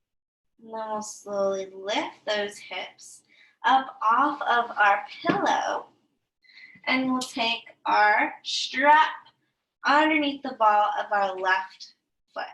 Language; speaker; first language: English; native; English